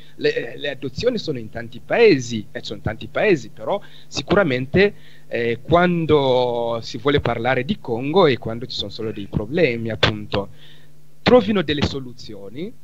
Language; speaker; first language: Italian; non-native, fluent; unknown